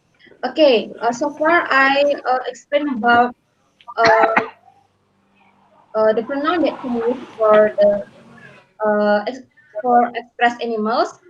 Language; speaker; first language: English; non-native, learner; Indonesian